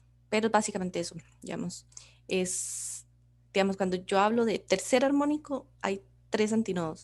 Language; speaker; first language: Spanish; native; Spanish